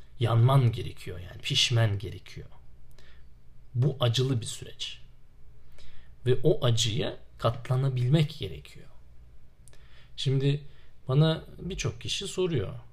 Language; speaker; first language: Turkish; native; Turkish